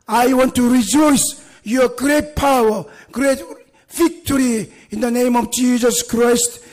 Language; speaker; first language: English; non-native, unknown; Korean